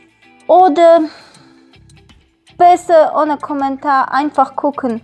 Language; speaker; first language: German; non-native, learner; Armenian